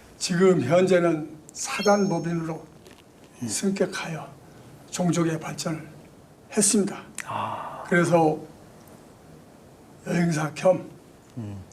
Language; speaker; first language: Korean; native; Korean